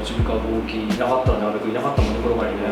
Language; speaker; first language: Japanese; native; Japanese